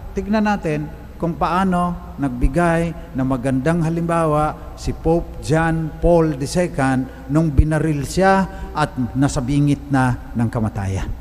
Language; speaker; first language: Filipino; non-native, local second language; Cebuano